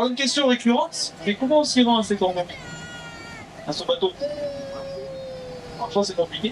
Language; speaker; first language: French; native; French